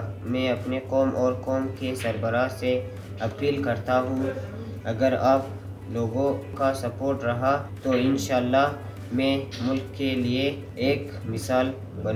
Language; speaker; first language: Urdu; non-native, local second language; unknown